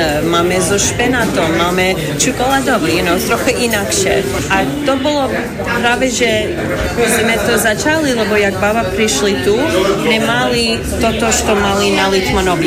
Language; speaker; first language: Slovak; early bilingual, heritage; English